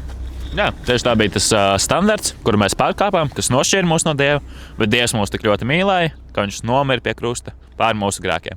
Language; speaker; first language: Latvian; native; Latvian